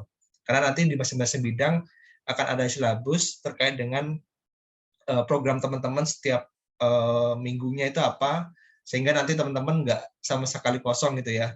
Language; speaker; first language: Indonesian; native; Indonesian